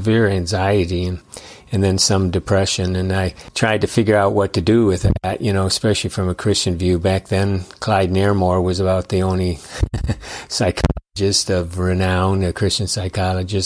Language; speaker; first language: English; native; English